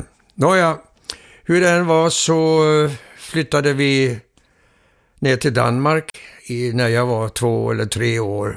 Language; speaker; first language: Swedish; early bilingual, heritage; Danish